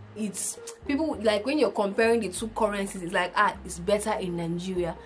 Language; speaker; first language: English; non-native, local second language; Igbo